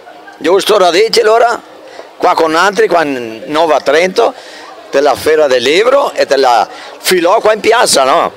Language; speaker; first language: Italian; non-native, learner; Portuguese